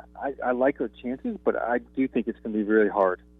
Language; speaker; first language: English; native; English